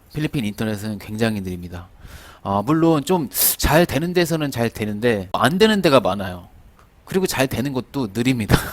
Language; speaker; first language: Korean; native; Korean